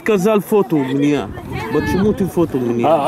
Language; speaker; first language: Russian; non-native, learner; Arabic